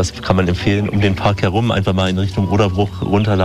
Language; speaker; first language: German; native; German